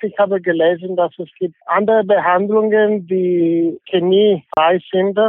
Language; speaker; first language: German; non-native, learner; English